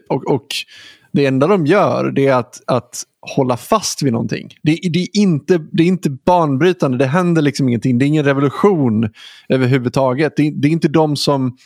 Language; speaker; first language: Swedish; native; Swedish